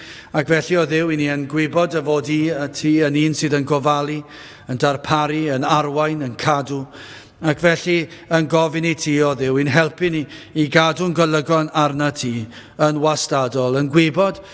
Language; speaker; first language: Welsh; native; Welsh